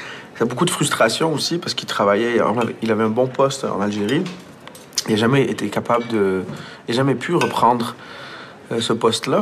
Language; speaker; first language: French; early bilingual, other home language; Arabic